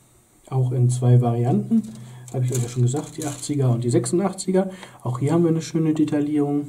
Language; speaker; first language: German; native; German